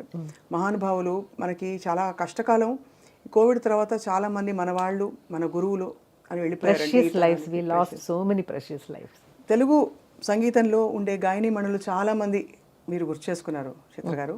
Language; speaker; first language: Telugu; native; Telugu